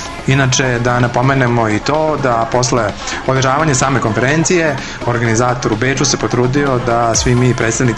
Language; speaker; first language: Serbian; native; Serbian